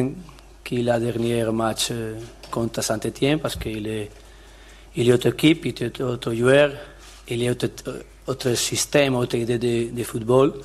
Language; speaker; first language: French; non-native, learner; Spanish